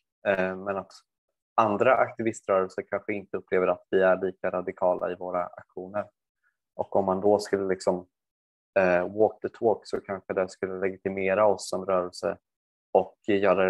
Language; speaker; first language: Swedish; native; Swedish